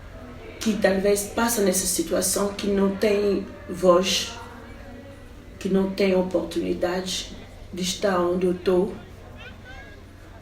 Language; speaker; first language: Portuguese; non-native, fluent; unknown